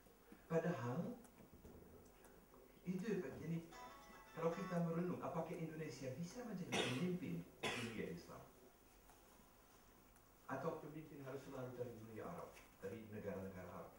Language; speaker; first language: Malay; non-native, fluent; Dutch